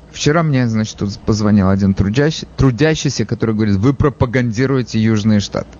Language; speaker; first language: Russian; native; Russian